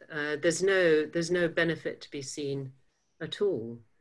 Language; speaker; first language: English; native; English